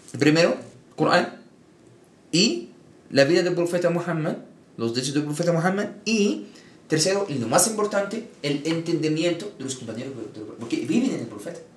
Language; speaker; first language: Spanish; non-native, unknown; Arabic